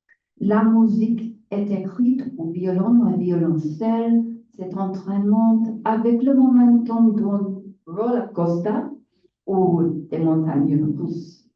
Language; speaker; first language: French; non-native, learner; English